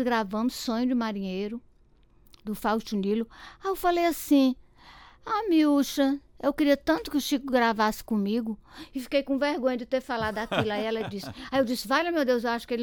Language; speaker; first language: Portuguese; native; Portuguese